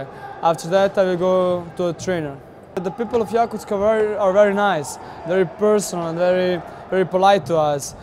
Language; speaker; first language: English; non-native, learner; Serbian